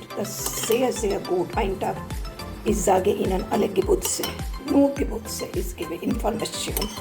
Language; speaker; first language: German; non-native, learner; Hindi